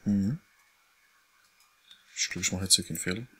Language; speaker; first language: German; native; German